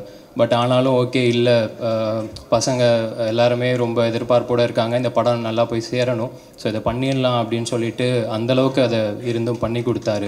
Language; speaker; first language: Tamil; native; Tamil